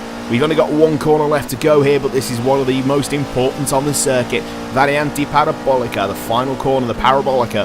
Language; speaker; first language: English; native; English